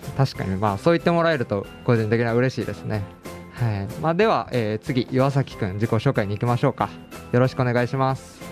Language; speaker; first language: Japanese; native; Japanese